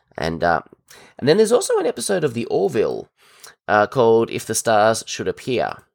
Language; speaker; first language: English; native; English